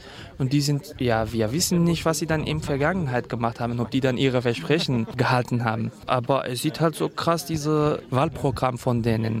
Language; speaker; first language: German; non-native, fluent; Kurdish